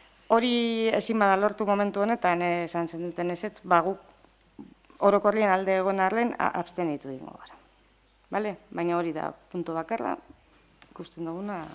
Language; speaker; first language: Basque; native; Basque